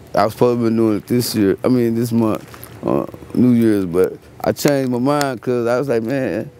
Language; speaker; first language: English; native; English